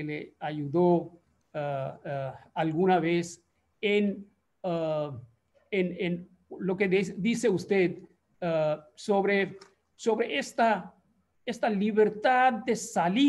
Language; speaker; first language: Spanish; non-native, fluent; Bangla